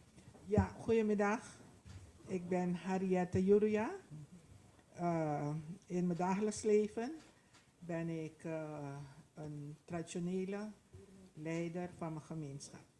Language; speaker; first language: Dutch; non-native, local second language; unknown